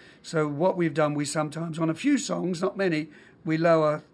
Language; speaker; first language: English; native; English